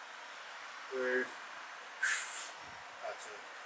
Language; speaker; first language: English; native; English